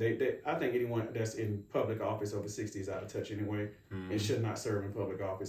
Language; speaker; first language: English; native; English